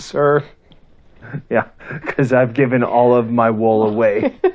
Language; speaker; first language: English; native; English